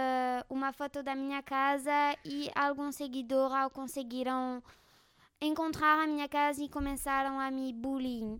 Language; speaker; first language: Portuguese; non-native, learner; French